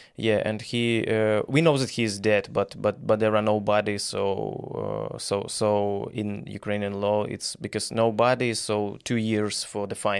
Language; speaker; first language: English; non-native, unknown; Ukrainian